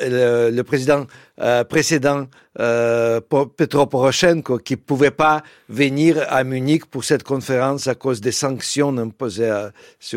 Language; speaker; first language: French; non-native, fluent; Russian